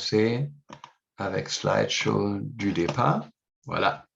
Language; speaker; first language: French; non-native, fluent; English